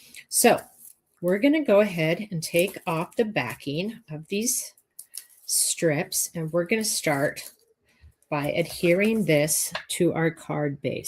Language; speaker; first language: English; native; English